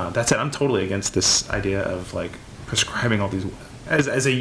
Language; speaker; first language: English; native; English